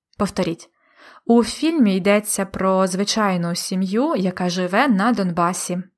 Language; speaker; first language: Ukrainian; native; Ukrainian